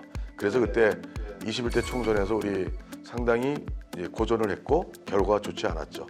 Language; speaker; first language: Korean; native; Korean